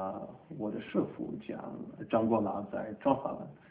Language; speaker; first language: Chinese; non-native, learner; English